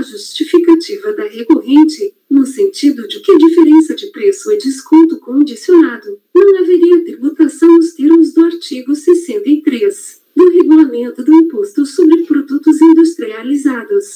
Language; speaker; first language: Portuguese; native; Portuguese